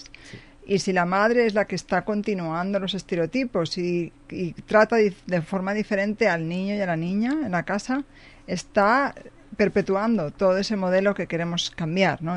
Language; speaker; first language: Spanish; native; Spanish